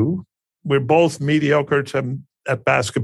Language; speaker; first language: English; native; English